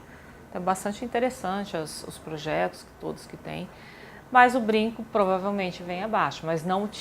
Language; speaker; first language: Portuguese; native; Portuguese